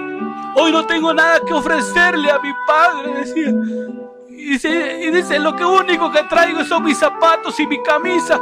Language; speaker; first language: Spanish; native; Spanish